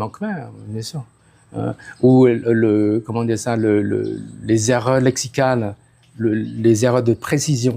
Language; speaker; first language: French; non-native, fluent; Khmer